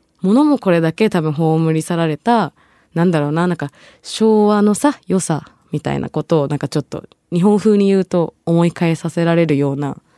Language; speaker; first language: Japanese; early bilingual, other home language; Bangla